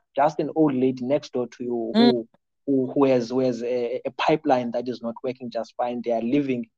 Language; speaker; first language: English; non-native, local second language; Xhosa